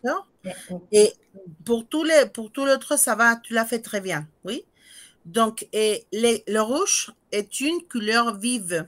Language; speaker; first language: French; non-native, fluent; Spanish